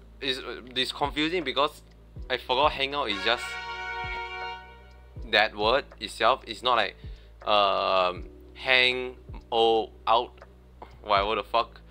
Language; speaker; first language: English; non-native, learner; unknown